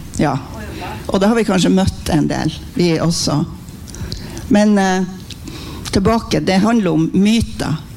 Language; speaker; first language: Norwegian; native; Norwegian